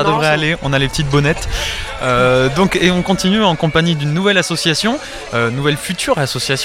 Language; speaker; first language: French; native; French